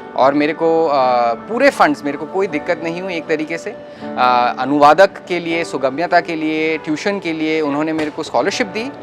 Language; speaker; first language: Hindi; native; Hindi